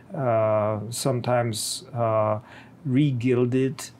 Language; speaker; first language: English; non-native, fluent; Czech